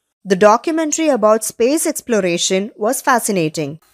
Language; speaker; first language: English; non-native, local second language; Tamil